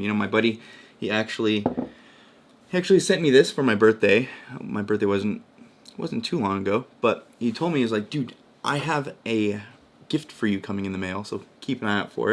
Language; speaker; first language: English; native; English